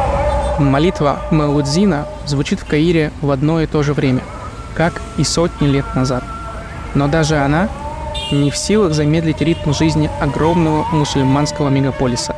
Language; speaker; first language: Russian; native; Russian